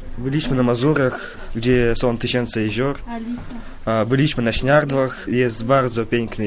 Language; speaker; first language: Polish; non-native, fluent; Russian